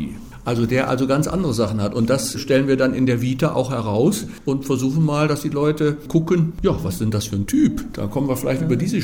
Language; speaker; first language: German; native; German